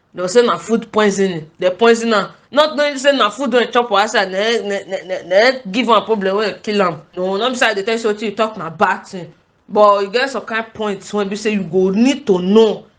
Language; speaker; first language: Nigerian Pidgin; native; Nigerian Pidgin